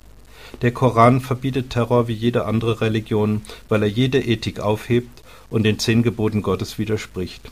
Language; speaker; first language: German; native; German